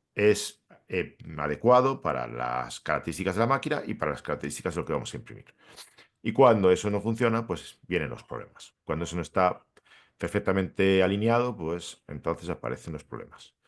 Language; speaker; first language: Spanish; native; Spanish